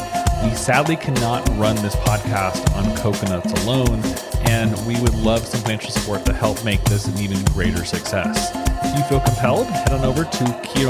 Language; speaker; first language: English; native; English